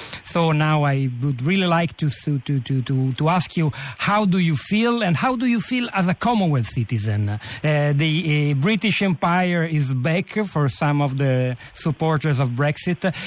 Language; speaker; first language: English; non-native, fluent; Italian